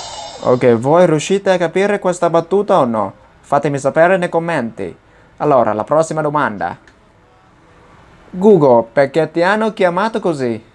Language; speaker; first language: Italian; non-native, fluent; Vietnamese